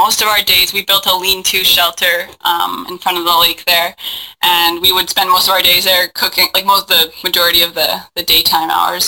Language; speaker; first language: English; native; English